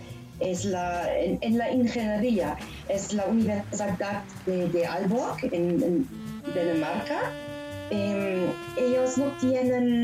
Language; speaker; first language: Spanish; non-native, learner; German